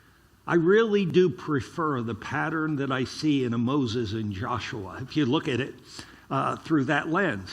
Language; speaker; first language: English; native; English